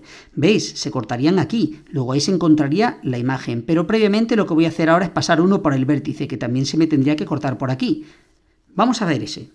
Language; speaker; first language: Spanish; native; Spanish